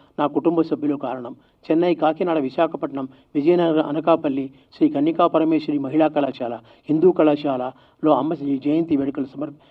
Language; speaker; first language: Telugu; native; Telugu